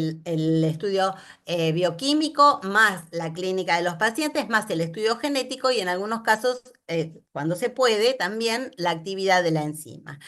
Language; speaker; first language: Spanish; native; Spanish